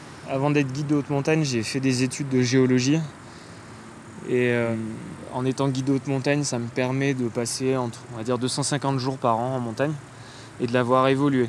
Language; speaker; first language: French; native; French